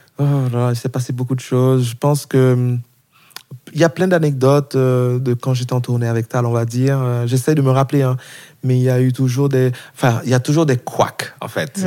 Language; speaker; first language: French; non-native, local second language; Haitian Creole